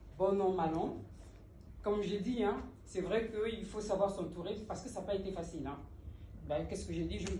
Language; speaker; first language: French; early bilingual, other home language; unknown